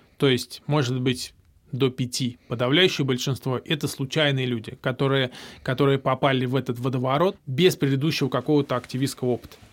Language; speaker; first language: Russian; native; Russian